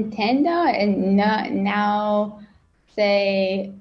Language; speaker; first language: Portuguese; non-native, learner; English